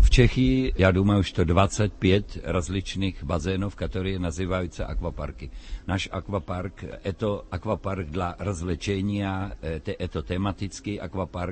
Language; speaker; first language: Russian; non-native, learner; Czech